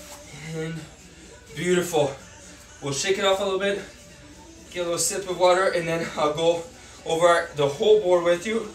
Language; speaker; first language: English; native; English